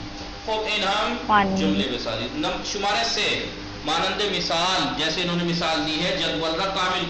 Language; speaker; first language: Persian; non-native, fluent; Urdu